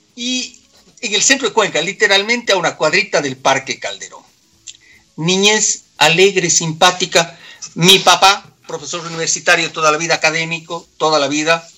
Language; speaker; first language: Spanish; native; Spanish